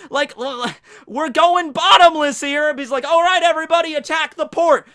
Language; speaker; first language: English; native; English